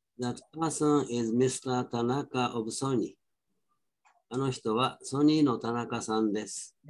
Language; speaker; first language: Japanese; native; Japanese